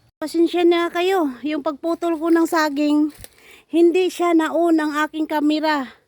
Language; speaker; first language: Filipino; non-native, local second language; Cebuano